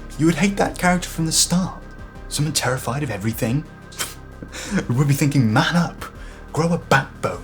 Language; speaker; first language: English; native; English